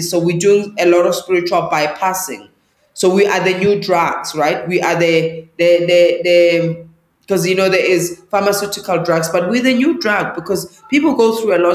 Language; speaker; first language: English; non-native, local second language; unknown